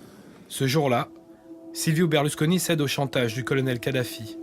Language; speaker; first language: French; native; French